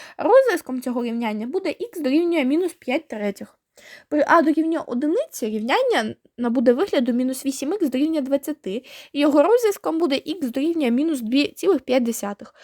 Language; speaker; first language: Ukrainian; native; Ukrainian